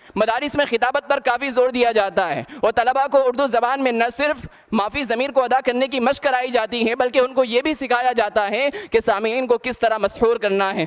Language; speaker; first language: Urdu; native; Urdu